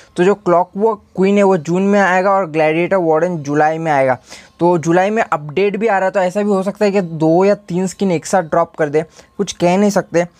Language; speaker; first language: Hindi; native; Hindi